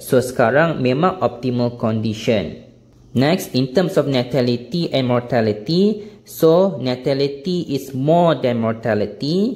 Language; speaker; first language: English; non-native, local second language; Malay